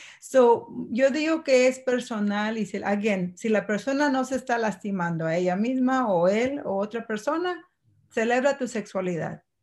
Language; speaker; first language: Spanish; early bilingual, heritage; Spanish